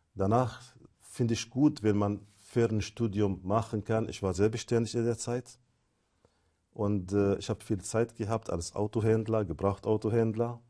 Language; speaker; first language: German; non-native, fluent; Arabic